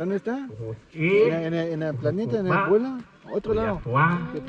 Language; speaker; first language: Spanish; non-native, learner; German